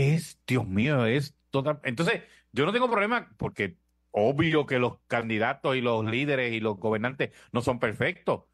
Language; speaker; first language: Spanish; native; Spanish